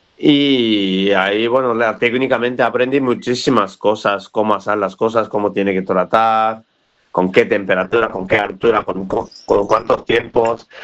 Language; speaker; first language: Spanish; non-native, fluent; Japanese